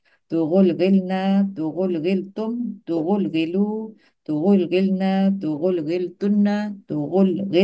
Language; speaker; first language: Arabic; non-native, learner; Malay